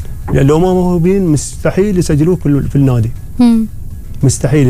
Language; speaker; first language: Arabic; native; Arabic